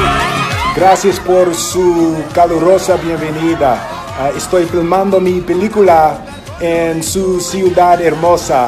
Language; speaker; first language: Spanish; non-native, learner; English